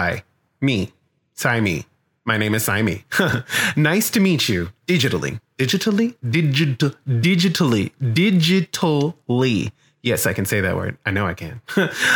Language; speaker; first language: English; native; English